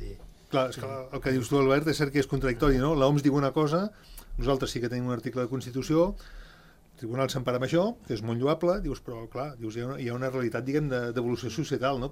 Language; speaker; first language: Catalan; native; Catalan